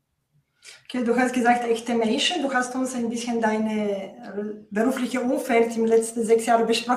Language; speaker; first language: German; non-native, fluent; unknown